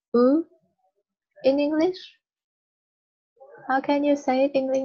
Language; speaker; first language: English; non-native, learner; Vietnamese